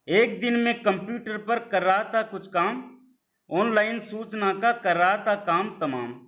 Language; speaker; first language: Hindi; native; Hindi